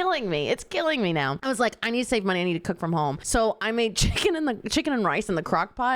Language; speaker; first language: English; native; English